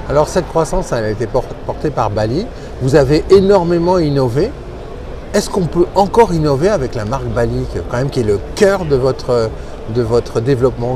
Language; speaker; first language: French; native; French